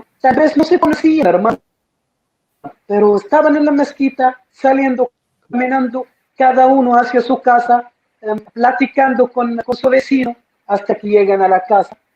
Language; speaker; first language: Spanish; non-native, fluent; Arabic